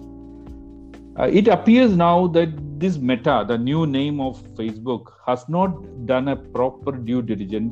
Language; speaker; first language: English; non-native, local second language; Malayalam